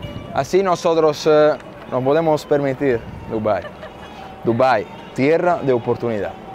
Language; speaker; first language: Spanish; non-native, fluent; Italian